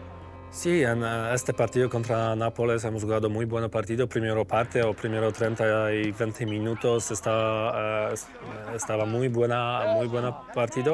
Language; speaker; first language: Spanish; non-native, learner; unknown